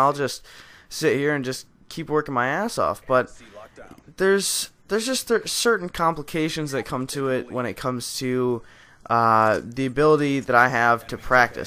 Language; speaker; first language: English; native; English